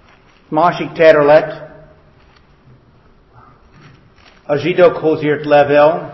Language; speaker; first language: Hungarian; non-native, fluent; English